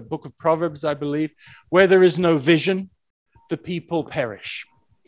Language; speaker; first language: English; native; English